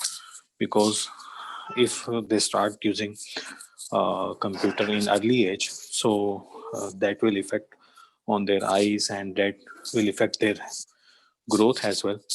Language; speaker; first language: English; non-native, learner; Urdu